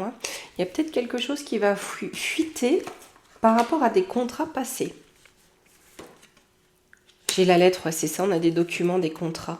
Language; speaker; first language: French; native; French